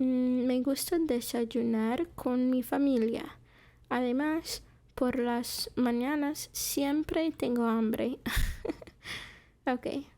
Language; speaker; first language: Spanish; non-native, fluent; English